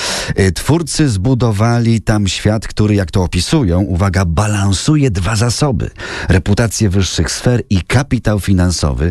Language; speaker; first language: Polish; native; Polish